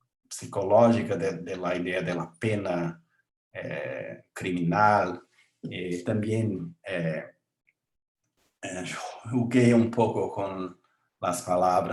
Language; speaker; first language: Spanish; non-native, learner; Portuguese